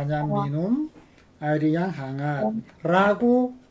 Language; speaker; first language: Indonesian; non-native, fluent; Korean